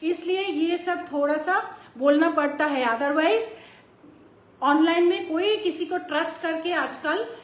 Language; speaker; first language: Hindi; non-native, local second language; Bangla